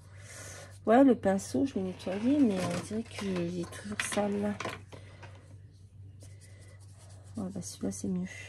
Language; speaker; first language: French; native; French